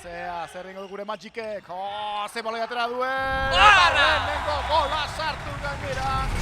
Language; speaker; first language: Basque; native; Basque